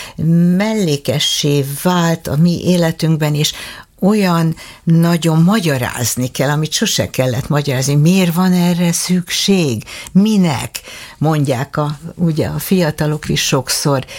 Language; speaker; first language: Hungarian; native; Hungarian